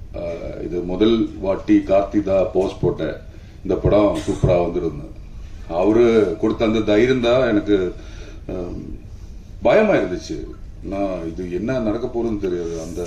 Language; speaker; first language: Tamil; non-native, learner; Malayalam